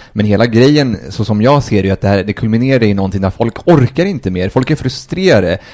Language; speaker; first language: Swedish; native; Swedish